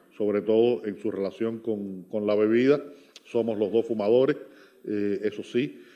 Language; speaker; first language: Spanish; native; Spanish